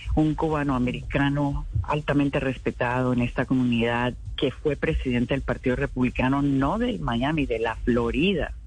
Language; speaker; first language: Spanish; native; Spanish